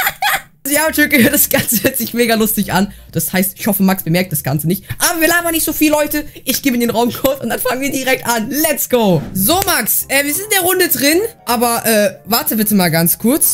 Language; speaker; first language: German; native; German